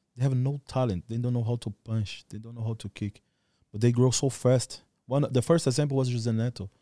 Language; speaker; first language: English; non-native, learner; Portuguese